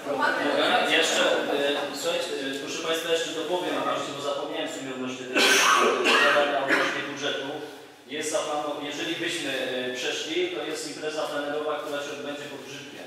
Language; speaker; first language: Polish; native; Polish